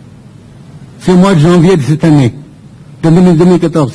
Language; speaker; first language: French; non-native, fluent; Persian